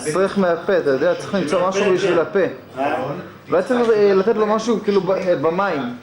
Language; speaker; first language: Hebrew; native; Hebrew